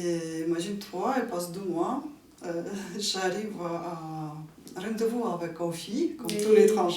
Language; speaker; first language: French; non-native, fluent; Ukrainian